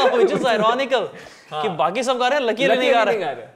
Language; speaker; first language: Hindi; native; Hindi